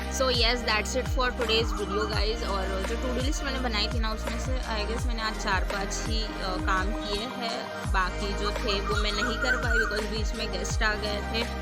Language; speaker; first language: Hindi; non-native, local second language; Marathi